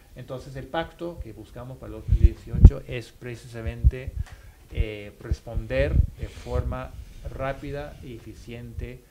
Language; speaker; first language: Spanish; non-native, fluent; English